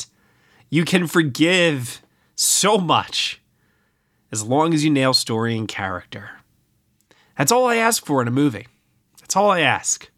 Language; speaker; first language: English; native; English